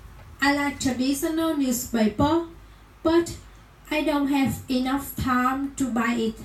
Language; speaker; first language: English; non-native, learner; Vietnamese